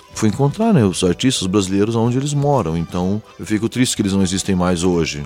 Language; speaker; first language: Portuguese; early bilingual, heritage; Portuguese